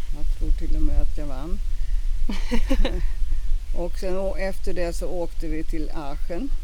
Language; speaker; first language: Swedish; native; Swedish